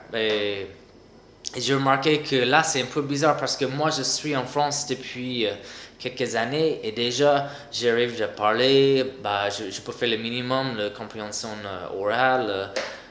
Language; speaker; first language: French; non-native, fluent; English